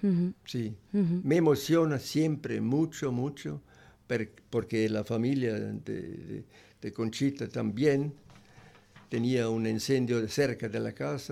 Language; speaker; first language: Spanish; non-native, learner; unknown